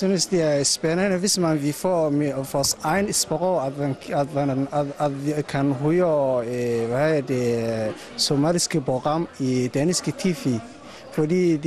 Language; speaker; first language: Danish; non-native, learner; Somali